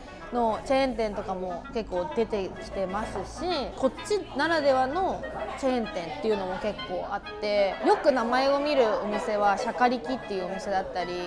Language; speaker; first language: Japanese; native; Japanese